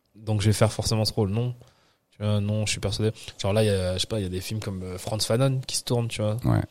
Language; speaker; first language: French; native; French